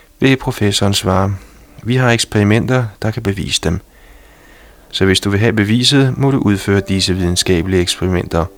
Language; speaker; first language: Danish; native; Danish